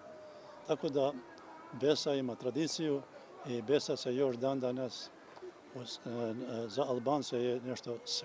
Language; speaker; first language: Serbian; non-native, local second language; Albanian